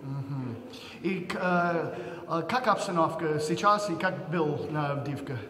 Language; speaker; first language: Russian; non-native, learner; English